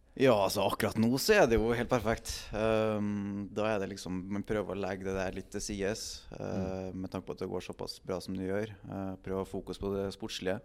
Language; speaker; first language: Norwegian; native; Norwegian